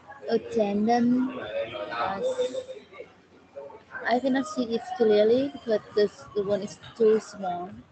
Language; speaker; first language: English; non-native, learner; Vietnamese